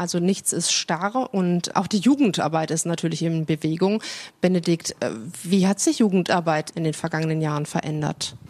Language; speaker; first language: German; native; German